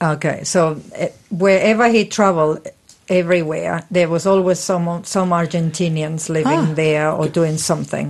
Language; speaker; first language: English; non-native, fluent; Spanish